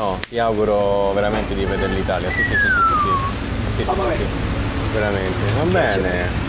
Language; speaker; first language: Italian; native; Italian